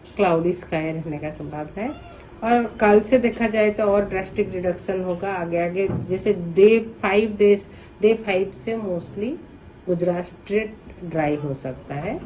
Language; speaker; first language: Hindi; non-native, local second language; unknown